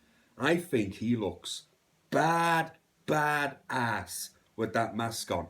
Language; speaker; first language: English; native; English